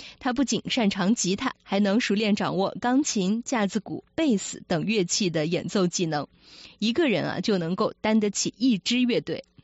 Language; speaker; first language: Chinese; native; Chinese